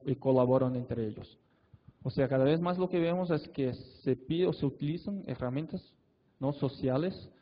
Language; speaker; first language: Spanish; non-native, fluent; Portuguese